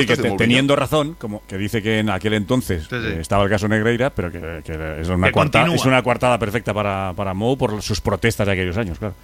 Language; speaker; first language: Spanish; native; Spanish